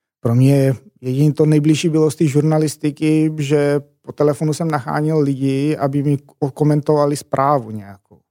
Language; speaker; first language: Czech; non-native, fluent; Macedonian